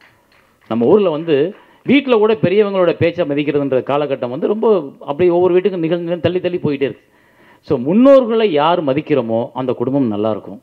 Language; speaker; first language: Tamil; native; Tamil